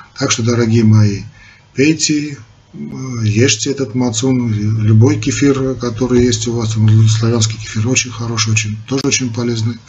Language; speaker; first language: Russian; non-native, local second language; Armenian